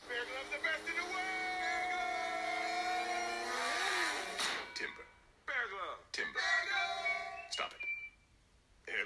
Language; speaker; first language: English; non-native, fluent; Italian